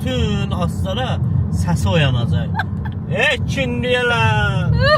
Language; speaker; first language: Azerbaijani; native; Azerbaijani